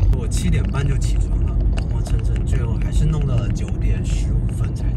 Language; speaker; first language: Chinese; native; Chinese